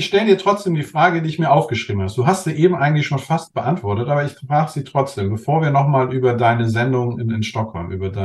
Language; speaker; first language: German; native; German